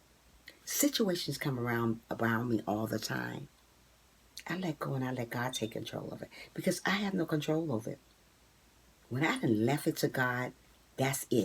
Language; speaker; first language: English; native; English